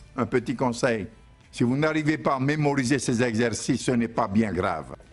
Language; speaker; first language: French; native; French